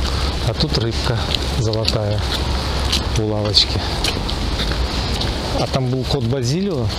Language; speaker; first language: Russian; native; Russian